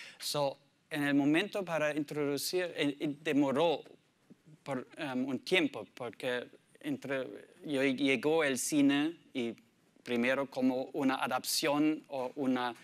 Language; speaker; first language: Spanish; non-native, learner; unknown